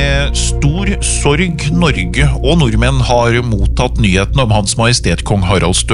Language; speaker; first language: Norwegian; native; Norwegian